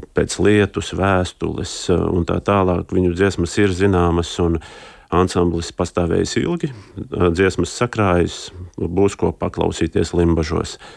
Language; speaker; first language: Latvian; native; Latvian